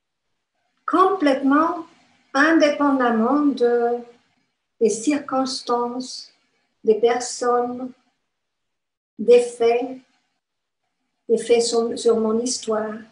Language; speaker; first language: French; non-native, fluent; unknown